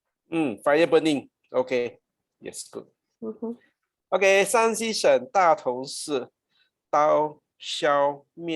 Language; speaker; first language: English; non-native, local second language; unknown